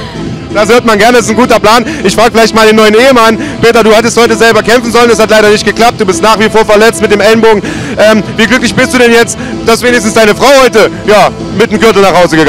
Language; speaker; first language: German; native; German